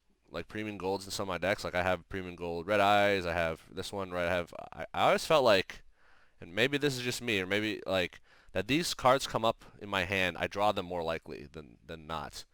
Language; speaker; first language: English; native; English